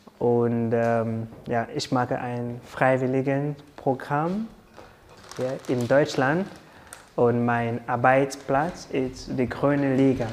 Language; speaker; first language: German; non-native, learner; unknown